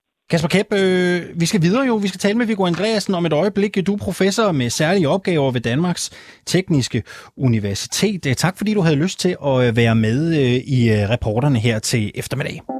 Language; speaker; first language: Danish; native; Danish